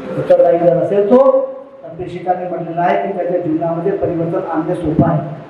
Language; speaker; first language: Marathi; non-native, local second language; Urdu